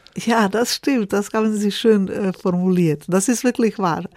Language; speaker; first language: German; non-native, fluent; Croatian